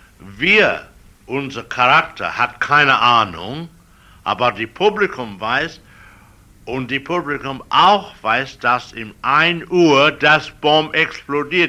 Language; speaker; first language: German; non-native, learner; English